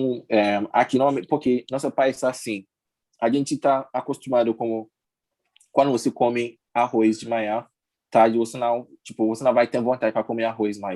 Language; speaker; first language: Portuguese; non-native, learner; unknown